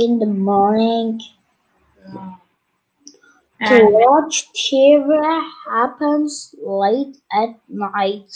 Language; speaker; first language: English; non-native, learner; Turkish